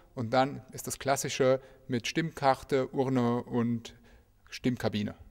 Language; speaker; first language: German; native; German